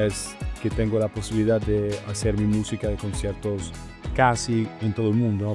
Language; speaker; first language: Spanish; non-native, learner; Italian